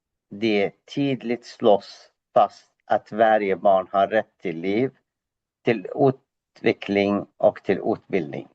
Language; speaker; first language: Swedish; non-native, fluent; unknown